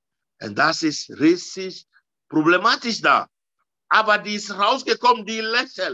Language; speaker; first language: German; non-native, learner; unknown